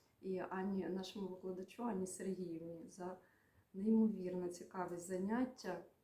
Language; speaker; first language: Ukrainian; non-native, local second language; Russian